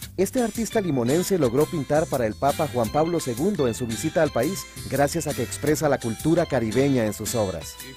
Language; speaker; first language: Spanish; native; Spanish